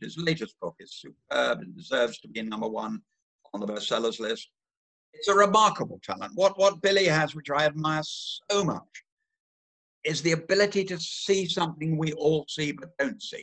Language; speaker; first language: English; native; English